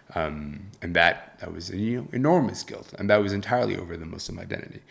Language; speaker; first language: English; early bilingual, other home language; Arabic